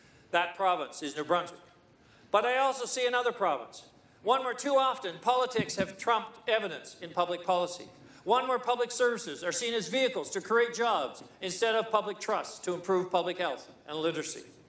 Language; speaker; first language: English; native; English